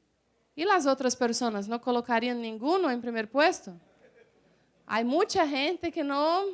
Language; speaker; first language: Spanish; non-native, fluent; Portuguese